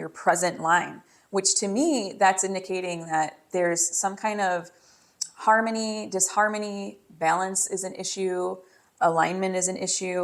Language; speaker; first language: English; native; English